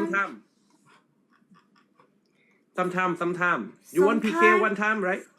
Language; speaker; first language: English; non-native, learner; Thai